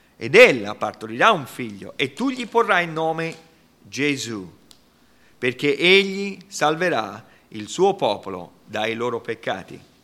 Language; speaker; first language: Italian; non-native, fluent; English